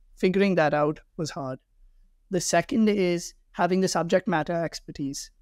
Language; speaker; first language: English; non-native, local second language; Hindi